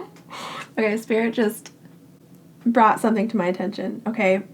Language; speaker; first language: English; native; English